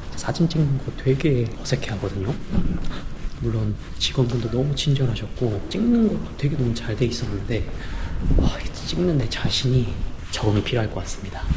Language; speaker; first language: Korean; early bilingual, heritage; Korean